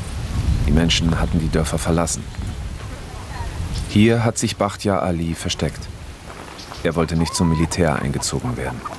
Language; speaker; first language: German; native; German